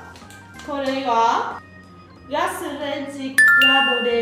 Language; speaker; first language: Japanese; non-native, learner; Filipino